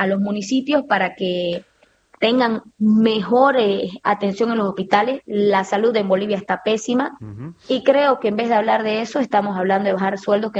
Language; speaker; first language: Spanish; native; Spanish